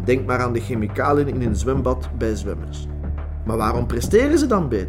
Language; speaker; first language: Dutch; native; Dutch